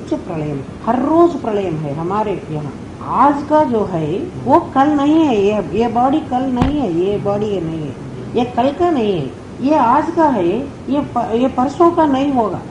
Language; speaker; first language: Hindi; non-native, local second language; Telugu